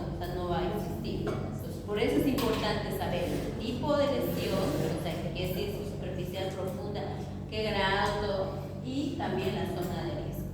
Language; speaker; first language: Spanish; native; Spanish